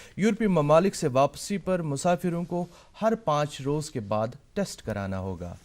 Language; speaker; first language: Urdu; non-native, local second language; Kashmiri